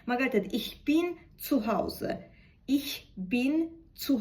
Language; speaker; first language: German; non-native, fluent; Georgian